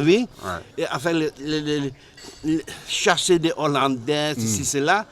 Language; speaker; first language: French; non-native, learner; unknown